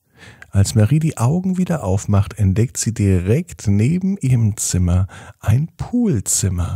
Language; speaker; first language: German; native; German